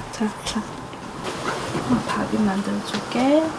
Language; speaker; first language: Korean; non-native, learner; Chinese